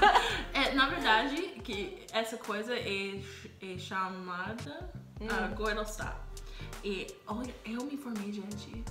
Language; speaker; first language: Portuguese; non-native, fluent; English